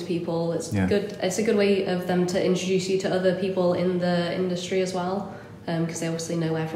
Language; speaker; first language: English; native; English